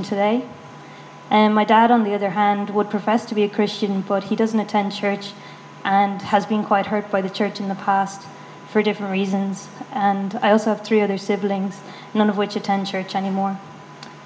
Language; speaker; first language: English; native; English